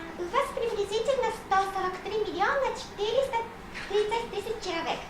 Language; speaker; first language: Russian; non-native, fluent; Japanese